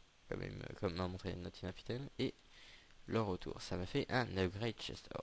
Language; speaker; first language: French; native; French